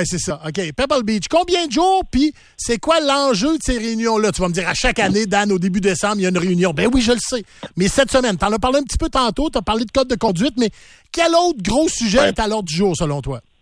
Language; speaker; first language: French; native; French